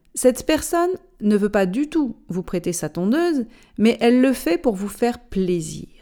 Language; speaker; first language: French; native; French